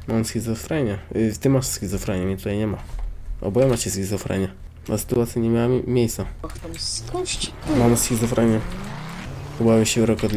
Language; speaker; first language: Polish; native; Polish